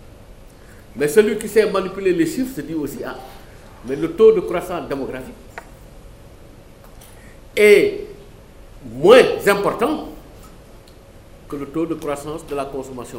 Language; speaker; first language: French; non-native, local second language; Wolof